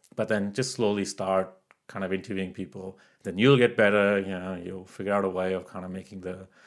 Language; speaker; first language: English; native; English